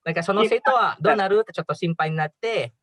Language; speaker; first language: Japanese; non-native, learner; Indonesian